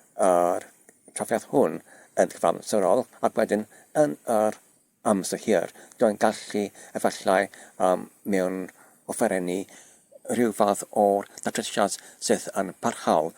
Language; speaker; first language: Welsh; non-native, learner; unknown